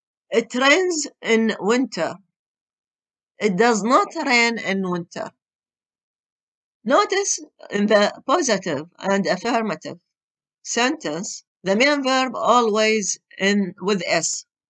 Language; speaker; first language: English; non-native, fluent; Arabic